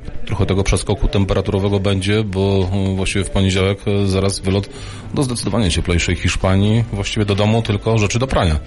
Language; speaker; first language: Polish; native; Polish